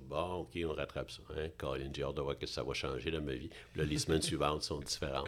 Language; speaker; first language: French; native; French